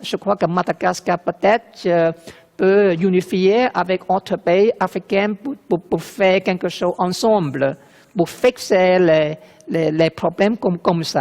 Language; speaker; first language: French; non-native, fluent; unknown